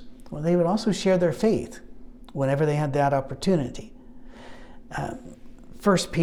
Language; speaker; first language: English; native; English